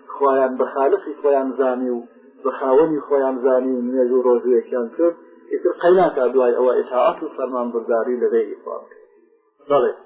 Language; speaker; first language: Central Kurdish; non-native, local second language; Gurani